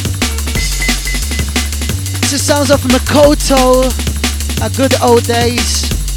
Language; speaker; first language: English; non-native, fluent; Portuguese